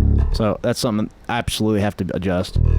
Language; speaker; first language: English; native; English